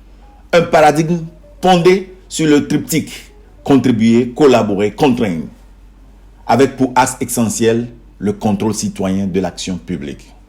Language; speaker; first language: French; native; French